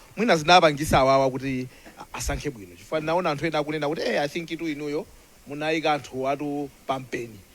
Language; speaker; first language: Nyanja; non-native, local second language; Tumbuka